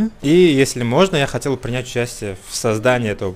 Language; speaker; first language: Russian; non-native, local second language; Uzbek